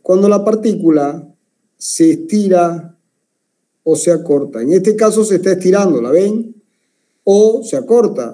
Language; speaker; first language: Spanish; native; Spanish